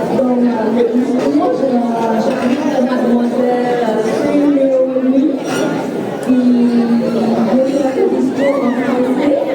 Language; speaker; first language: French; non-native, fluent; Khmer